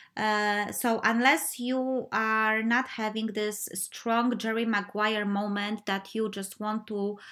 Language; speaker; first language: English; non-native, fluent; Polish